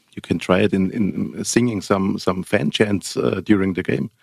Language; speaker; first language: English; non-native, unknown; German